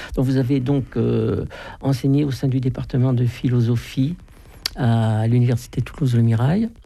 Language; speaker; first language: French; native; French